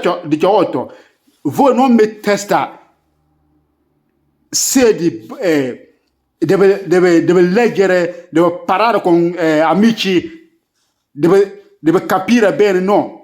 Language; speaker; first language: Italian; non-native, learner; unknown